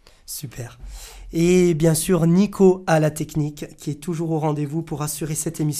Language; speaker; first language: French; native; French